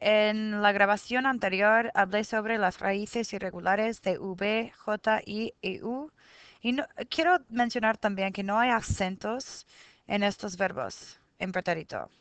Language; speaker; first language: Spanish; non-native, fluent; English